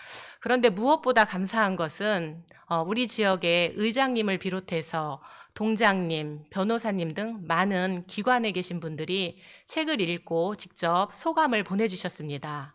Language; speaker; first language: Korean; native; Korean